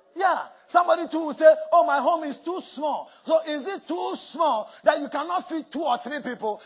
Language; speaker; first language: English; non-native, local second language; Akan